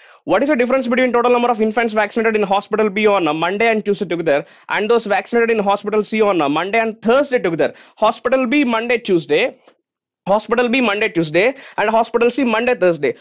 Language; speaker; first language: English; non-native, local second language; Telugu